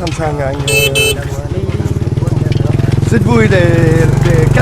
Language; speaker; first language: Vietnamese; non-native, learner; French